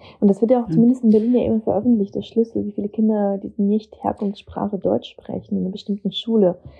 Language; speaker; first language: German; early bilingual, other home language; Russian